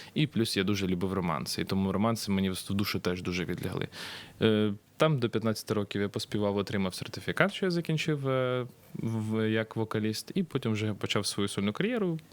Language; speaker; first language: Ukrainian; non-native, local second language; Russian